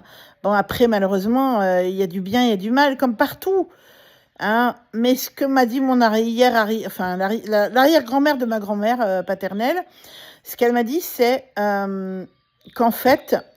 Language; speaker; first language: French; native; French